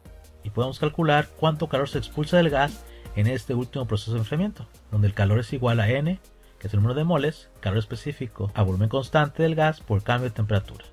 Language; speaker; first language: Spanish; native; Spanish